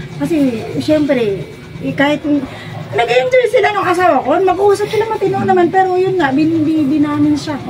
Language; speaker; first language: Filipino; native; Filipino